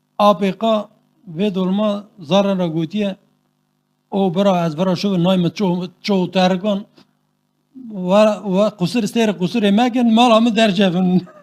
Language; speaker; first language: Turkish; non-native, local second language; Kurdish